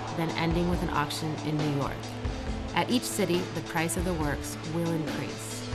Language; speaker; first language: English; native; English